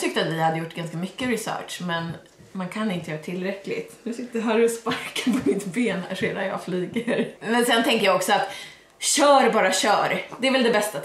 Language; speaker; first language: Swedish; native; Swedish